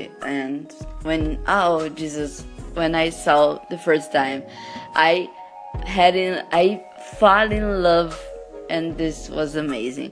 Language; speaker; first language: English; non-native, learner; Portuguese